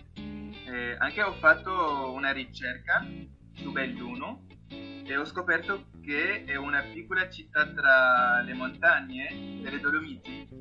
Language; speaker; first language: Italian; non-native, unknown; Arabic